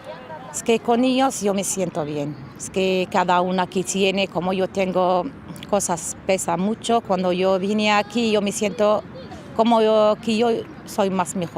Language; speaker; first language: Spanish; non-native, learner; Arabic